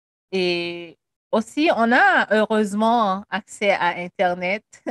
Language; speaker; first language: French; non-native, local second language; Haitian Creole